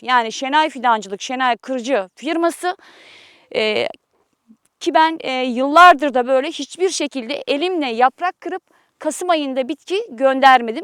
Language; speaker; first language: Turkish; native; Turkish